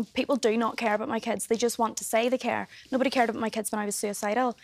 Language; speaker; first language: English; native; English